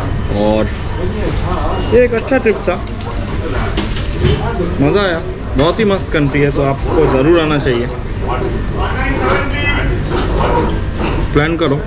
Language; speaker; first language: Hindi; non-native, local second language; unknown